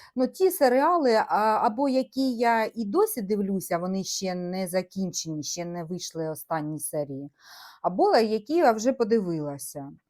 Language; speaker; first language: Ukrainian; native; Ukrainian